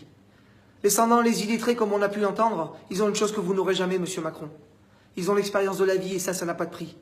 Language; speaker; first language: French; native; French